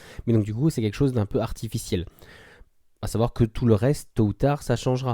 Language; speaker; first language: French; native; French